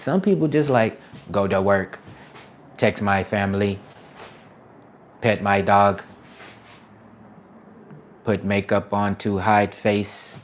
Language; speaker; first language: English; native; English